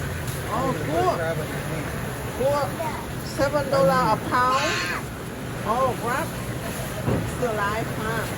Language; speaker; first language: English; non-native, learner; Vietnamese